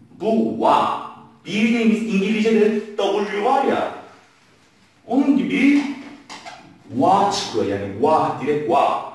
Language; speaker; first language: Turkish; non-native, fluent; Korean